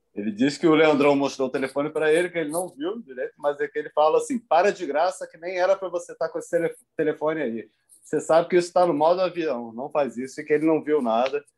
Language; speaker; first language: Portuguese; native; Portuguese